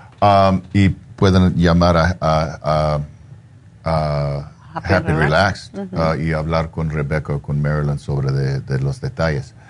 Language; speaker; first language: Spanish; non-native, fluent; English